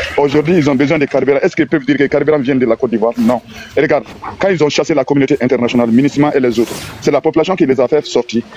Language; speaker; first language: French; non-native, local second language; Bambara